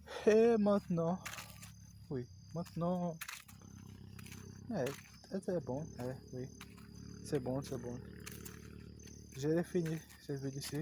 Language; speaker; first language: French; non-native, learner; Portuguese